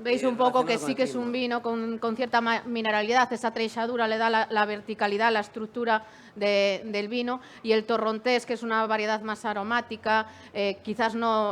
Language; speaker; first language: Spanish; native; Spanish